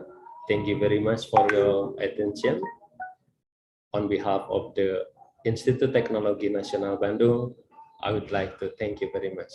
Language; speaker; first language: English; non-native, learner; Indonesian